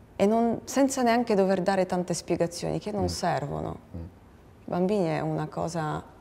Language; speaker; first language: Italian; non-native, fluent; Polish